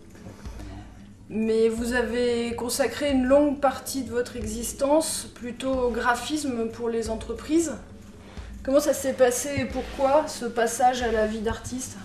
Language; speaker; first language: French; native; French